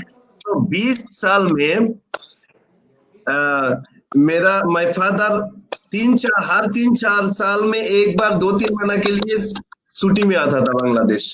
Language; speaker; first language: Hindi; non-native, fluent; Bangla